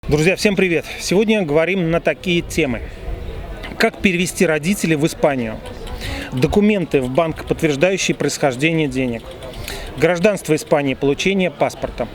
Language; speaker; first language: Russian; native; Russian